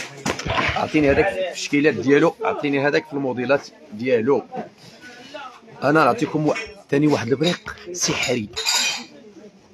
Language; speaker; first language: Arabic; native; Arabic